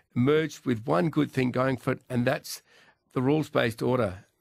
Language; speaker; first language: English; native; English